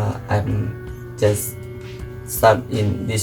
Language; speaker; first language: English; non-native, learner; Indonesian